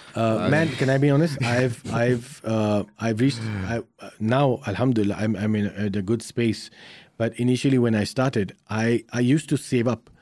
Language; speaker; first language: English; early bilingual, heritage; Arabic